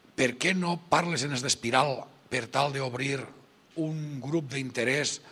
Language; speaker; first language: Catalan; native; Catalan